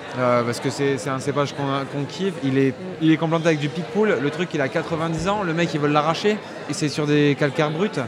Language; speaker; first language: French; native; French